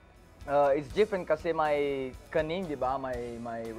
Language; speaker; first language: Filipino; non-native, fluent; Portuguese